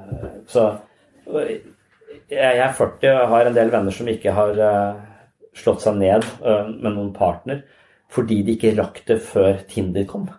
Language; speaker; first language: Norwegian; native; Norwegian